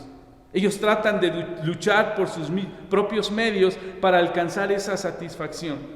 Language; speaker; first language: Spanish; native; Spanish